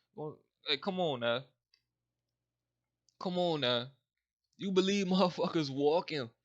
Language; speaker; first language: English; native; English